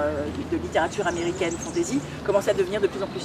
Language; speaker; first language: French; native; French